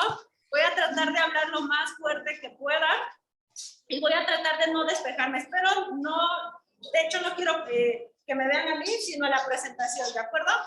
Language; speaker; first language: Spanish; native; Spanish